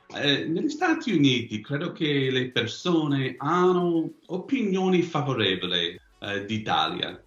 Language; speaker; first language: Italian; non-native, fluent; English